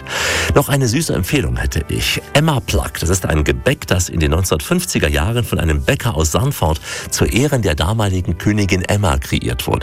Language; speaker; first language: German; native; German